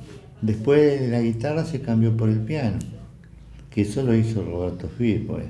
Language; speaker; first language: Spanish; native; Spanish